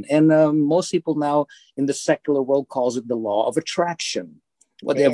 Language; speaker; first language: English; non-native, local second language; Filipino